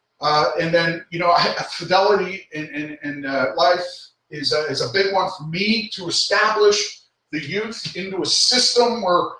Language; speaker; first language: English; native; English